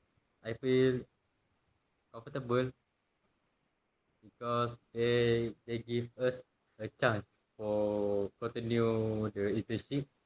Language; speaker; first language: English; non-native, local second language; Malay